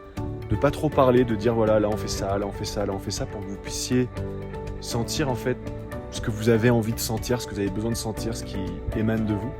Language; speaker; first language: French; native; French